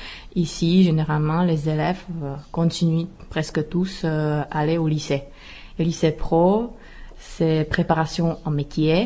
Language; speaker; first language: French; non-native, fluent; Czech